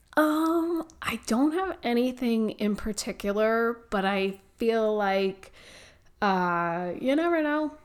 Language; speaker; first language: English; native; English